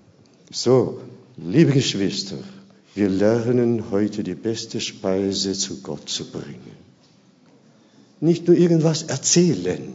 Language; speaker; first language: German; non-native, fluent; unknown